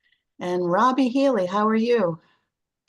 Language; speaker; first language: English; native; English